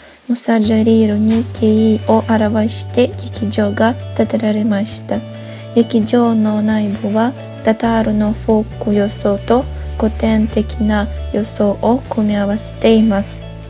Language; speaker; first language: Japanese; non-native, learner; Russian